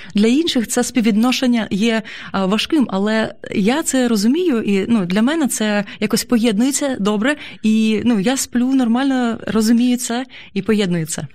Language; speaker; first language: Ukrainian; native; Ukrainian